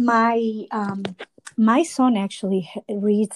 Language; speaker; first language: English; non-native, fluent; Spanish